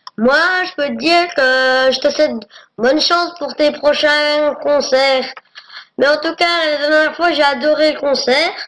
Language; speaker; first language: French; native; French